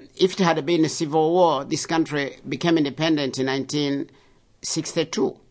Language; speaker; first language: English; non-native, local second language; Kinyarwanda